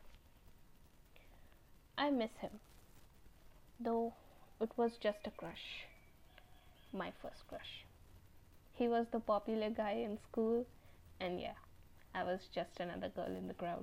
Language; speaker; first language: English; non-native, local second language; Hindi